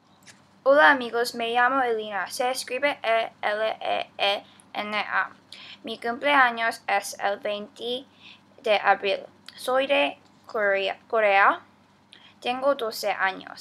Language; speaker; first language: Spanish; non-native, learner; Korean